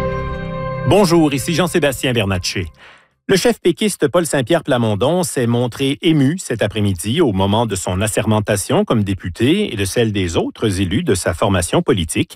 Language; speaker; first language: French; native; French